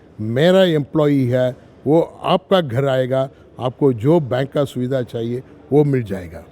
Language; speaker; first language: Hindi; non-native, local second language; Tamil